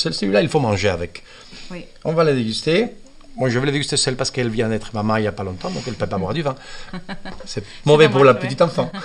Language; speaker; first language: French; non-native, fluent; Spanish